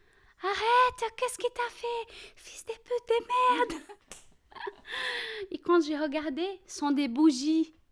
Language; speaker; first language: French; non-native, fluent; Portuguese